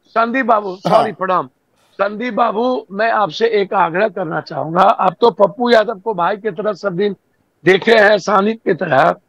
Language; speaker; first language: Hindi; native; Hindi